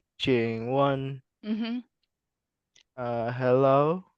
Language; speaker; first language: Chinese; non-native, learner; English